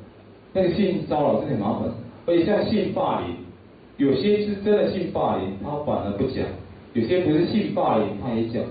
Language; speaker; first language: Chinese; native; Chinese